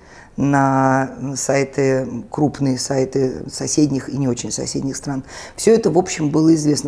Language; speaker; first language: Russian; native; Russian